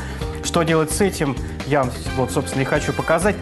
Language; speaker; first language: Russian; native; Russian